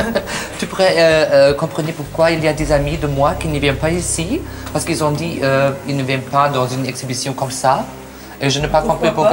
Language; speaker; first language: French; non-native, learner; German